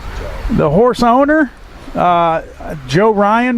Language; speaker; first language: English; native; English